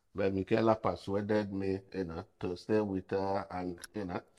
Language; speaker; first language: English; non-native, local second language; Igbo